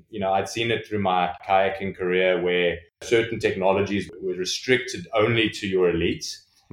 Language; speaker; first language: English; native; English